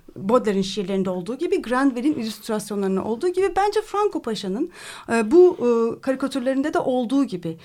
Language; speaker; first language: Turkish; native; Turkish